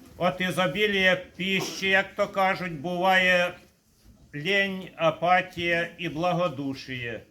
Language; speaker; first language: Ukrainian; native; Ukrainian